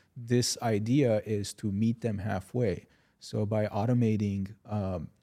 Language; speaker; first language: English; non-native, fluent; Arabic